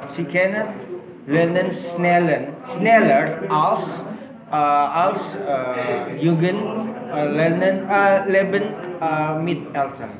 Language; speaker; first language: German; non-native, learner; Indonesian